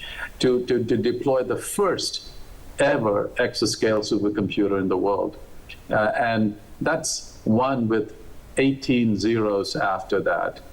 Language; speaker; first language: English; non-native, local second language; Malayalam